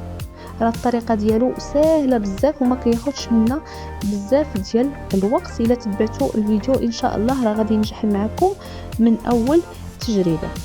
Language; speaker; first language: Arabic; native; Arabic